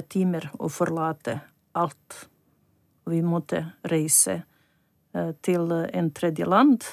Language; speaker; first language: Norwegian; non-native, learner; Bosnian